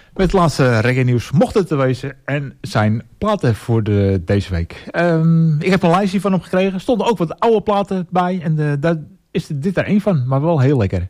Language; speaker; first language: Dutch; native; Dutch